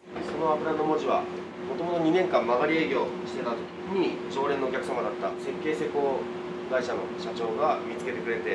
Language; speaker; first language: Japanese; native; Japanese